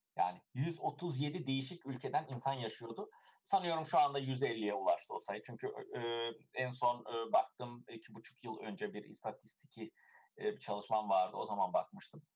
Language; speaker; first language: Turkish; early bilingual, heritage; Turkish